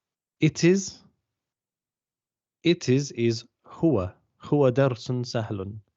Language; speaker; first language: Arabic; non-native, fluent; English